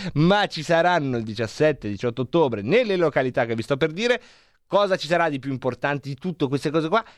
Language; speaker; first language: Italian; native; Italian